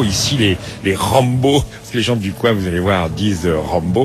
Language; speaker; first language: French; native; French